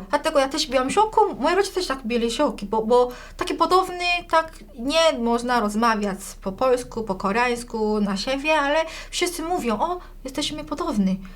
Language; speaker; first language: Polish; non-native, learner; Korean